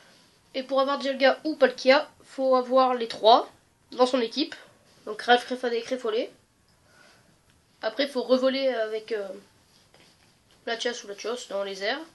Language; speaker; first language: French; native; French